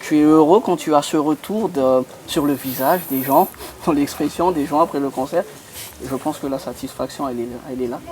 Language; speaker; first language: French; non-native, local second language; Malagasy